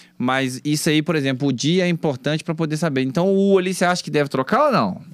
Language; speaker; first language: Portuguese; native; Portuguese